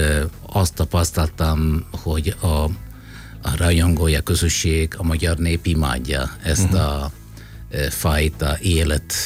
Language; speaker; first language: Hungarian; non-native, fluent; Italian